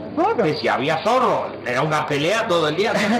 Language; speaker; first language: Spanish; native; Spanish